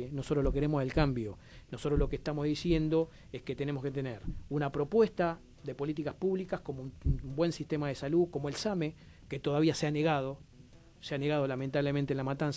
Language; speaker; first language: Spanish; native; Spanish